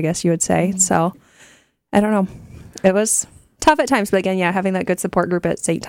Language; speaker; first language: English; native; English